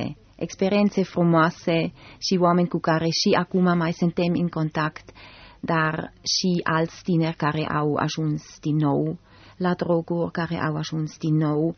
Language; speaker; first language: Romanian; non-native, fluent; German